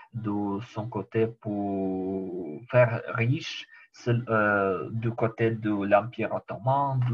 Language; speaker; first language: French; non-native, learner; Ukrainian